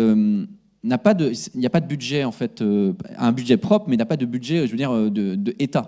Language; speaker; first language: French; native; French